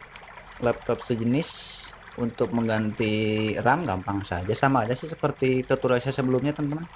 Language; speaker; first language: Indonesian; non-native, local second language; Sundanese